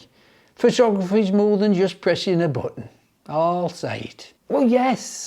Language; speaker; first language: English; native; English